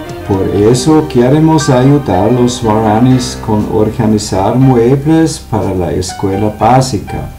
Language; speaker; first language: Spanish; non-native, learner; German